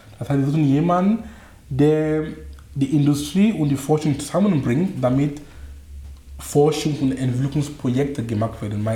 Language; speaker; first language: German; non-native, fluent; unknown